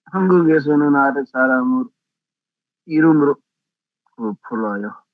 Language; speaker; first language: Korean; non-native, learner; Nepali